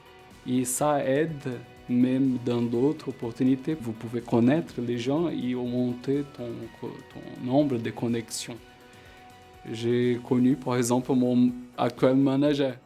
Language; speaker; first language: French; non-native, fluent; Portuguese